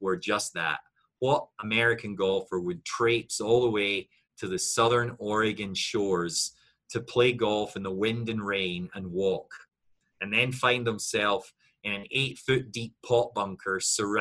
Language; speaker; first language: English; native; English